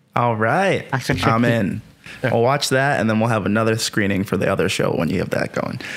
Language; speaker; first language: English; native; English